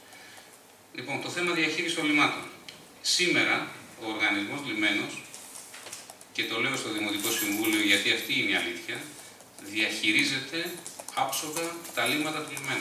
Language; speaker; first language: Greek; native; Greek